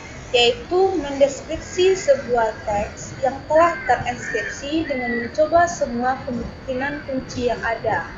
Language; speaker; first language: Indonesian; native; Indonesian